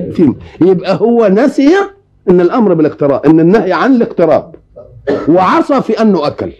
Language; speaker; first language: Arabic; native; Arabic